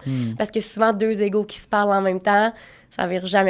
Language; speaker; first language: French; native; French